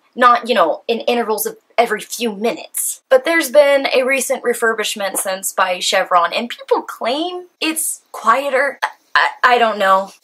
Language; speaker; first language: English; native; English